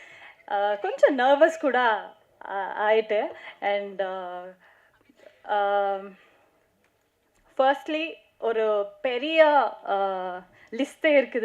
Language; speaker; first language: Tamil; non-native, learner; Kannada